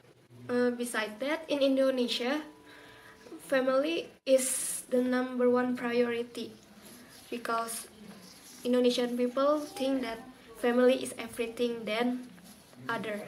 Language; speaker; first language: English; non-native, learner; Indonesian